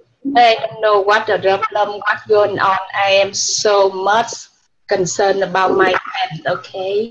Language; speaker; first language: English; non-native, learner; Vietnamese